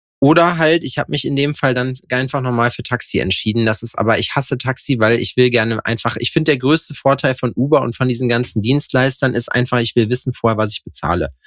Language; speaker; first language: German; native; German